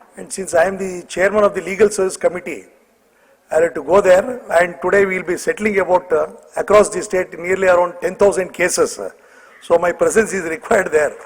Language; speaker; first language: English; non-native, local second language; Kannada